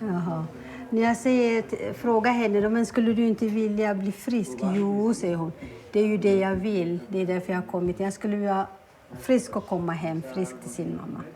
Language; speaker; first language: Swedish; early bilingual, other home language; Amharic